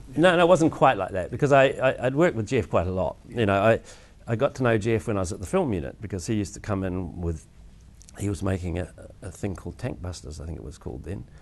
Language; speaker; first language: English; native; English